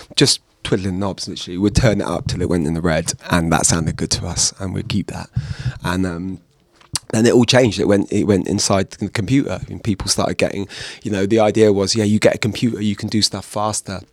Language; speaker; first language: English; native; English